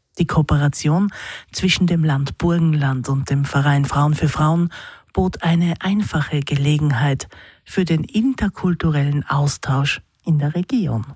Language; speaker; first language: German; native; German